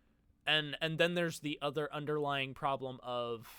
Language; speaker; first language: English; native; English